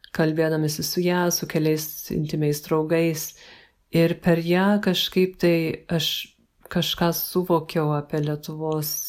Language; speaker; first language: Lithuanian; early bilingual, heritage; English